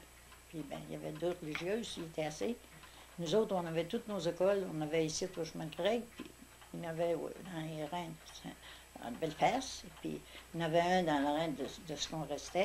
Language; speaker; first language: French; native; French